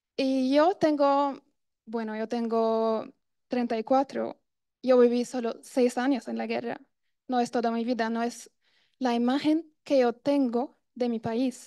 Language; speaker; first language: Spanish; non-native, fluent; Arabic